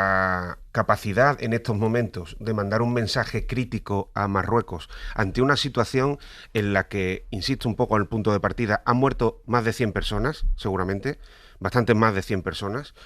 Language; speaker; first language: Spanish; native; Spanish